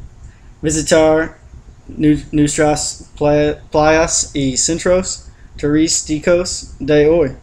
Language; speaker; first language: Spanish; non-native, learner; English